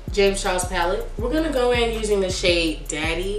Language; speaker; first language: English; native; English